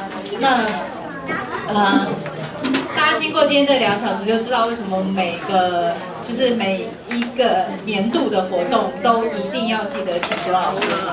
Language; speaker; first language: Chinese; native; Chinese